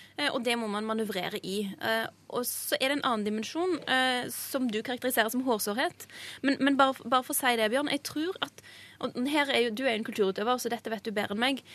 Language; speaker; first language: Norwegian; early bilingual, other home language; Urdu